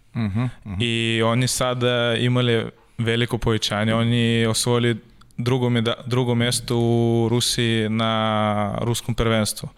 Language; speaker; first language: Serbian; non-native, learner; Russian